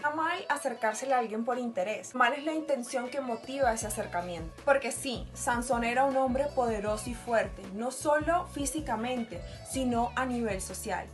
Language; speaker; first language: Spanish; native; Spanish